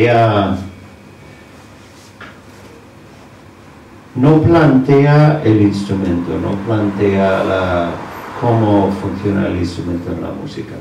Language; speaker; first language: Spanish; non-native, fluent; English